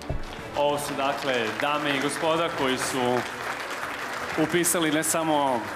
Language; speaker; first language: Serbian; native; Serbian